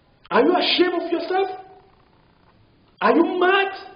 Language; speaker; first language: English; non-native, local second language; French